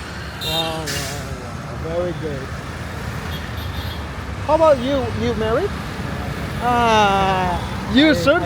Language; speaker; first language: English; non-native, learner; Korean